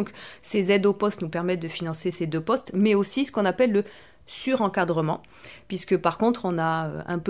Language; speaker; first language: French; native; French